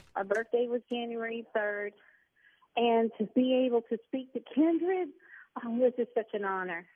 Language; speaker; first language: English; native; English